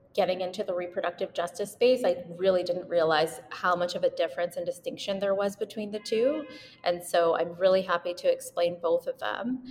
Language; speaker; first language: English; native; English